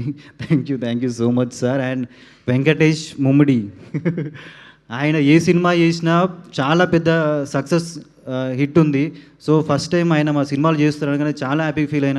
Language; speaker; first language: Telugu; native; Telugu